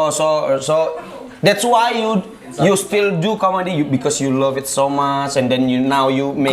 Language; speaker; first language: English; non-native, learner; Indonesian